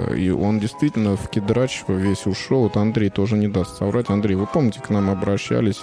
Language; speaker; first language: Russian; native; Russian